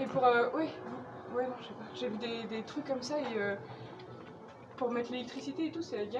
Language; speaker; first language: French; native; French